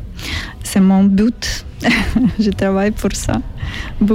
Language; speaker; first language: French; non-native, learner; Ukrainian